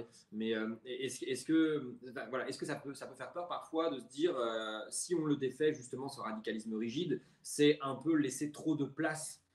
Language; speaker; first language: French; native; French